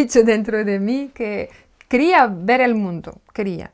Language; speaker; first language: Spanish; non-native, learner; French